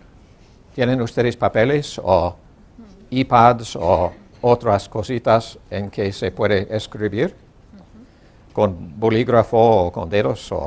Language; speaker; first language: Spanish; non-native, learner; English